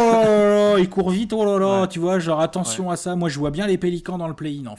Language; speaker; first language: French; native; French